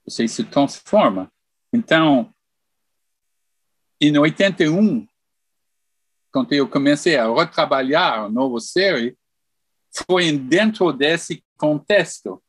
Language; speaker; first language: Portuguese; non-native, fluent; English